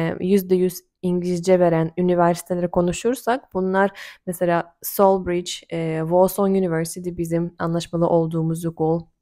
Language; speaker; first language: Turkish; non-native, fluent; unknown